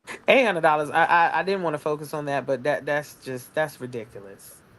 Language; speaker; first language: English; native; English